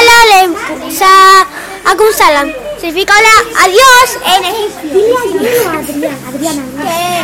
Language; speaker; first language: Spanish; early bilingual, other home language; Arabic